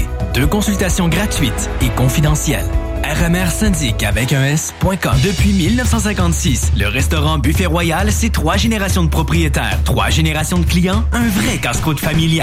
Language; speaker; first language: French; native; French